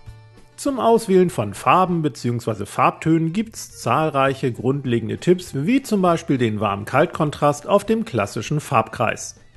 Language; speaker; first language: German; native; German